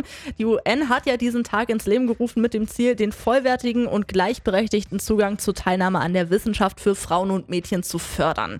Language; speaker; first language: German; native; German